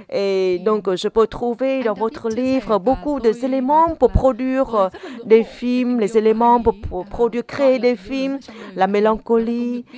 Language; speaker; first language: French; non-native, fluent; Vietnamese